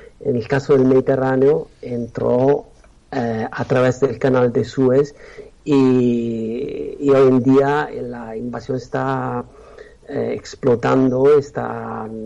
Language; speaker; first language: Spanish; non-native, fluent; Italian